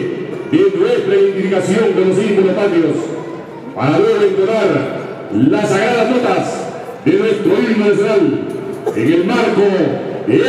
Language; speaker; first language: Spanish; native; Spanish